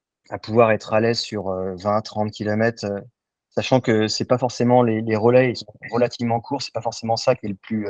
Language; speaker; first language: French; native; French